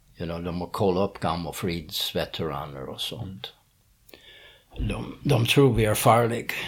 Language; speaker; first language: Swedish; non-native, fluent; English